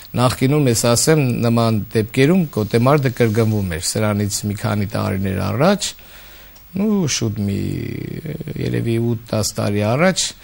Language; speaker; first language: Armenian; native; Armenian